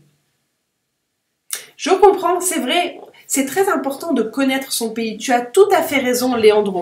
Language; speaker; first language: French; native; French